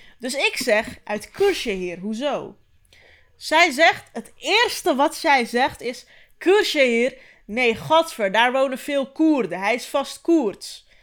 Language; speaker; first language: Dutch; early bilingual, other home language; Turkish